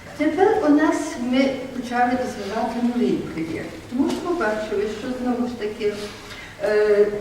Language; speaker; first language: Ukrainian; native; Ukrainian